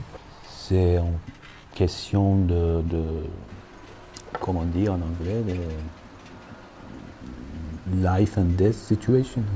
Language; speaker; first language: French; non-native, fluent; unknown